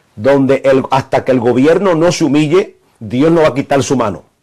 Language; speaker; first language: Spanish; native; Spanish